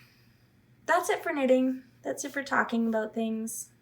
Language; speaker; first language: English; native; English